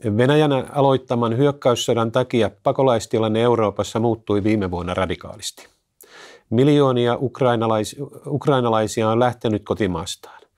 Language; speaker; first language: Finnish; native; Finnish